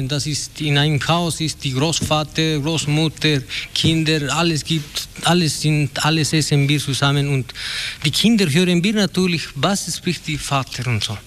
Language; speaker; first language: German; non-native, learner; Spanish